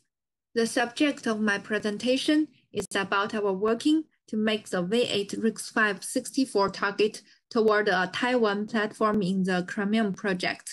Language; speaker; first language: English; non-native, fluent; Chinese